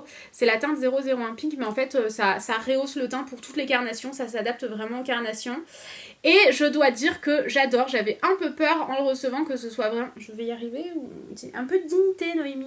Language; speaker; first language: French; native; French